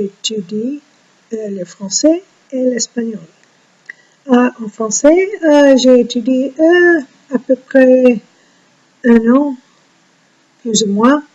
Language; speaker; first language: French; non-native, learner; English